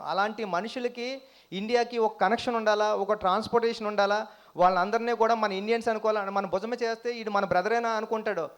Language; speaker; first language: Telugu; native; Telugu